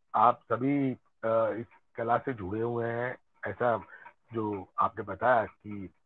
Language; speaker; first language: Hindi; non-native, local second language; Gujarati